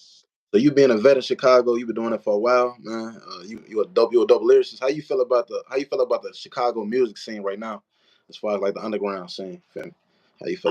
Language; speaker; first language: English; native; English